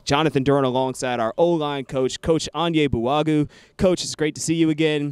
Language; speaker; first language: English; native; English